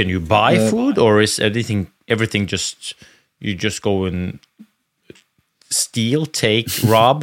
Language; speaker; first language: English; non-native, fluent; Norwegian